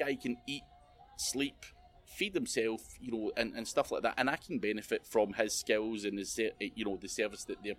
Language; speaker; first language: English; native; English